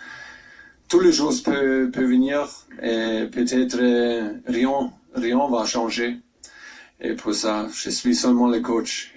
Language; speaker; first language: French; non-native, fluent; German